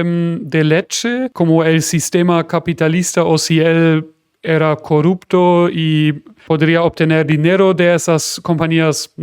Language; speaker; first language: Spanish; non-native, fluent; German